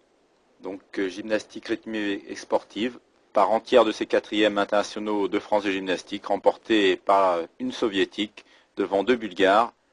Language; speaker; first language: French; native; French